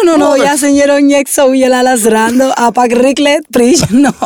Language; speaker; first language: Czech; non-native, learner; Spanish